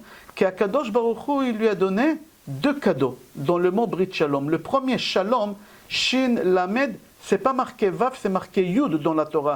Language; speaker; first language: French; native; French